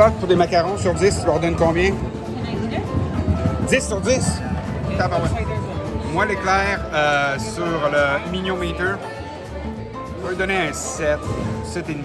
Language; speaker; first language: French; native; French